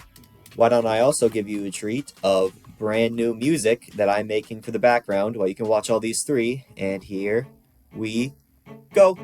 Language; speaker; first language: English; native; English